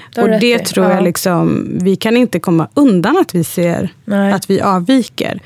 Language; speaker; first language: Swedish; early bilingual, other home language; Arabic